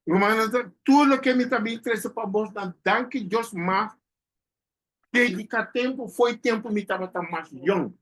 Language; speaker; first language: Portuguese; non-native, learner; Papiamento